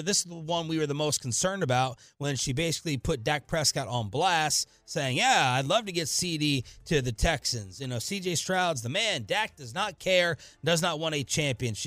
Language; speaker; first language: English; native; English